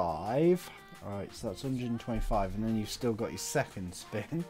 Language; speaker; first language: English; native; English